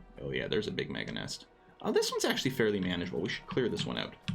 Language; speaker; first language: English; native; English